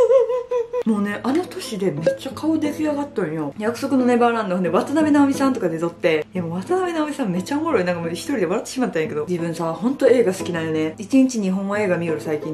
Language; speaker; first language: Japanese; native; Japanese